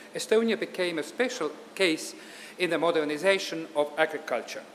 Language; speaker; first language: English; non-native, fluent; Estonian